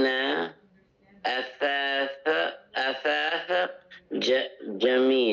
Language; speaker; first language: Arabic; non-native, learner; English